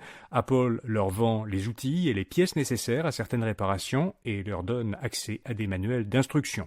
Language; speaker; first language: French; native; French